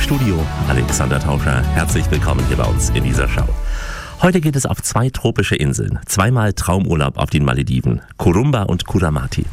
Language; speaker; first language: German; native; German